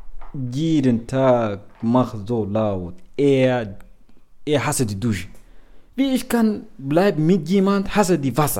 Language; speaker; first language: German; non-native, learner; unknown